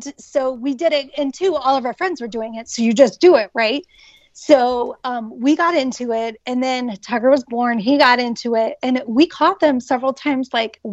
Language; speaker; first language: English; native; English